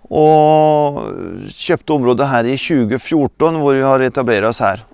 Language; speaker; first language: Swedish; non-native, fluent; Norwegian